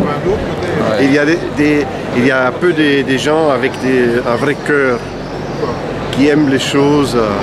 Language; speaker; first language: French; non-native, local second language; Dutch